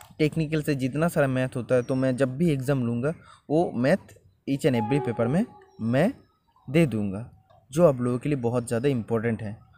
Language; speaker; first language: Hindi; non-native, local second language; Bangla